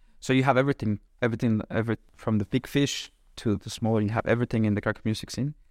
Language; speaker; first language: English; non-native, fluent; Spanish